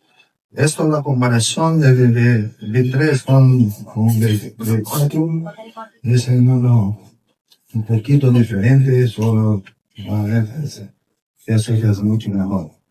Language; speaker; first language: Spanish; non-native, fluent; Portuguese